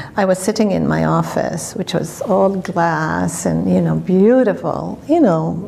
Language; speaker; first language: English; non-native, fluent; Arabic